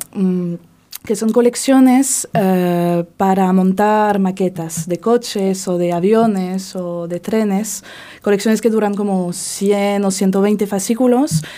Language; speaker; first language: Spanish; non-native, fluent; French